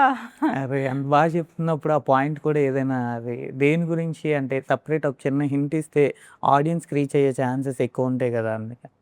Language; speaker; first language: Telugu; native; Telugu